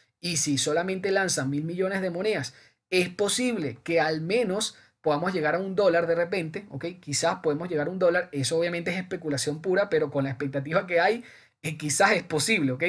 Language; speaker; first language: Spanish; native; Spanish